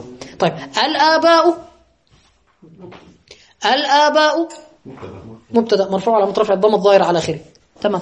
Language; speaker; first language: Arabic; native; Arabic